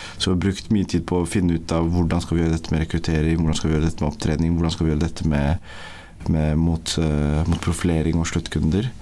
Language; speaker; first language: Norwegian; early bilingual, other home language; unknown